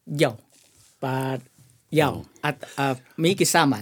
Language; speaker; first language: Icelandic; non-native, learner; Thai